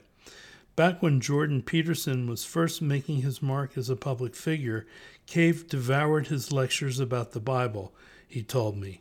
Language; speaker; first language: English; native; English